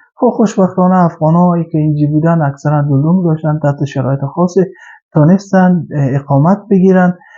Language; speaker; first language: Persian; native; Persian